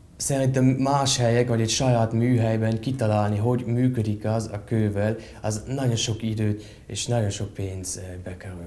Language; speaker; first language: Hungarian; non-native, fluent; German